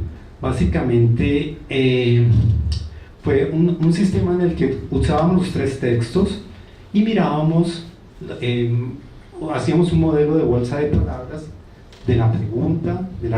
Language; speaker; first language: Spanish; native; Spanish